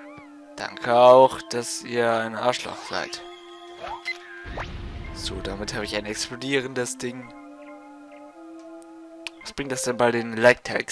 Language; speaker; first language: German; native; German